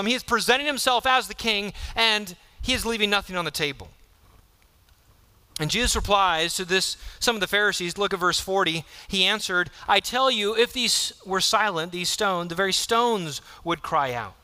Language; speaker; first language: English; native; English